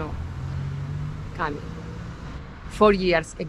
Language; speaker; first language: English; non-native, learner; Spanish